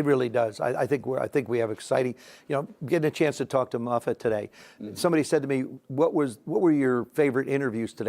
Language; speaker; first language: English; native; English